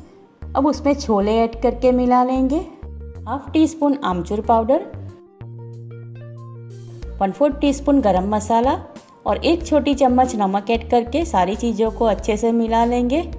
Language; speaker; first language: Hindi; non-native, local second language; Gujarati